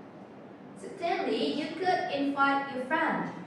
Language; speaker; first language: English; non-native, learner; Indonesian